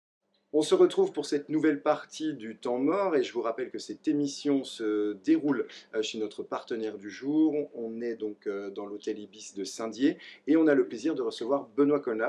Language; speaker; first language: French; native; French